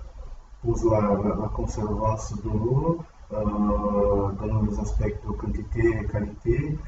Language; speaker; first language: French; non-native, learner; Portuguese